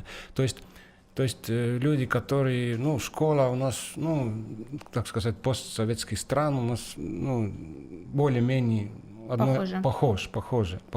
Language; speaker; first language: Russian; non-native, fluent; Estonian